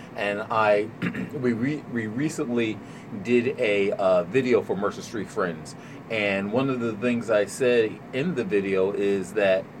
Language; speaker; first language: English; native; English